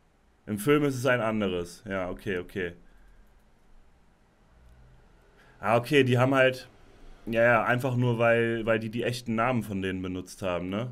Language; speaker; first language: German; native; German